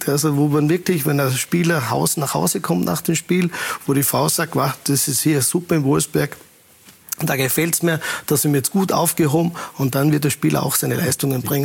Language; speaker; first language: German; native; German